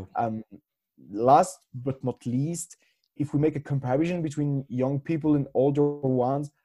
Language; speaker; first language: English; non-native, fluent; French